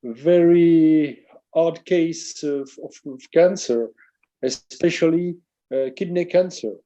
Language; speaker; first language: English; non-native, fluent; French